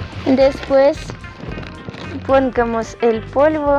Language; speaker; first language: Spanish; non-native, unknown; Russian